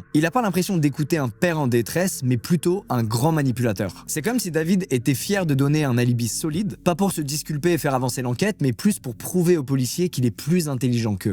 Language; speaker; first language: French; native; French